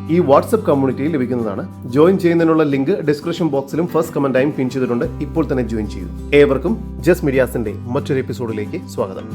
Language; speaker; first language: Malayalam; native; Malayalam